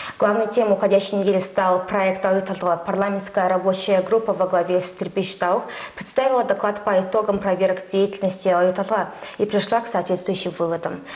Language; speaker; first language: Russian; non-native, fluent; Mongolian